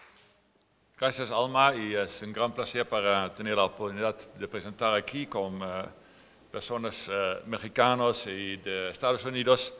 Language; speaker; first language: Spanish; non-native, fluent; Dutch